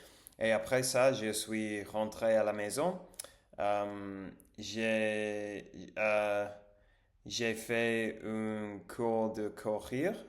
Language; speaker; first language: French; non-native, learner; English